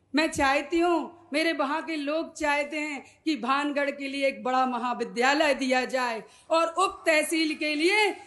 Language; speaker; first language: Hindi; native; Hindi